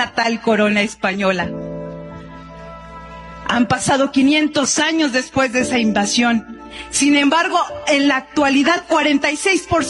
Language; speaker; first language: Spanish; non-native, local second language; Zapotec